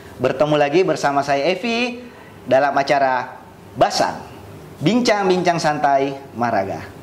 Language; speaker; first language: Indonesian; native; Indonesian